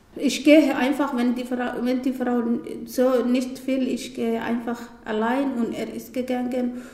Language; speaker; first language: German; non-native, learner; Somali